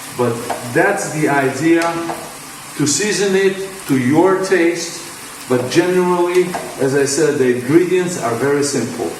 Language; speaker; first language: English; non-native, fluent; Hebrew